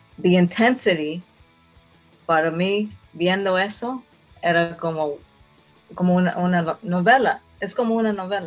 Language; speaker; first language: Spanish; early bilingual, heritage; Spanish